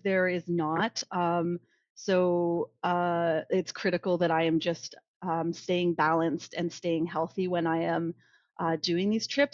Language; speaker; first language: English; native; English